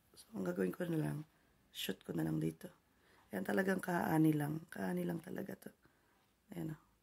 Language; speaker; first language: Filipino; native; Filipino